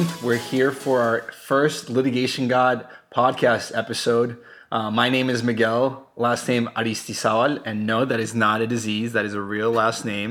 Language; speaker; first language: English; non-native, fluent; Spanish